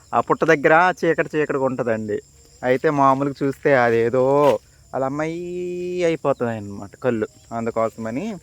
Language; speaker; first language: Telugu; native; Telugu